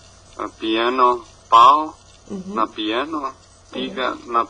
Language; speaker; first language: Greek; non-native, learner; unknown